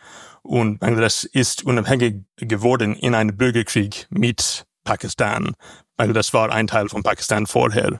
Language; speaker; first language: German; non-native, learner; English